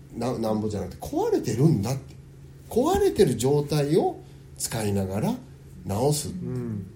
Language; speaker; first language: Japanese; early bilingual, heritage; Japanese